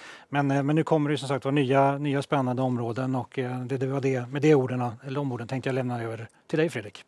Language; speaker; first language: Swedish; native; Swedish